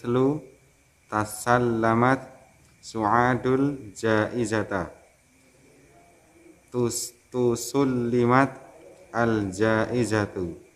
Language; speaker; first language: Arabic; non-native, learner; Indonesian